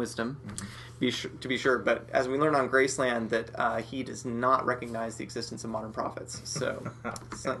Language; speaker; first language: English; native; English